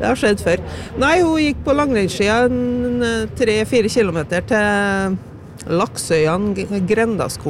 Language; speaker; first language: Norwegian; native; Norwegian